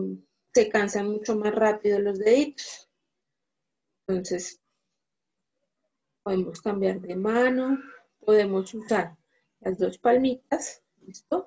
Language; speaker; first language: Spanish; native; Spanish